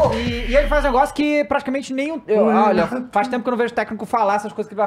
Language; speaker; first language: Portuguese; native; Portuguese